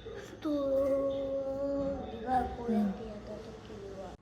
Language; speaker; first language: Japanese; native; Japanese